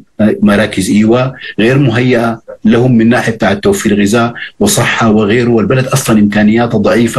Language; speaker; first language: Arabic; native; Arabic